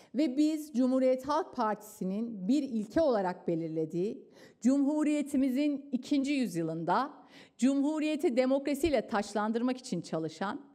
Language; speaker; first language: Turkish; native; Turkish